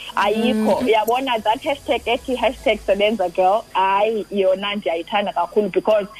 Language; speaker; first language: English; non-native, local second language; Xhosa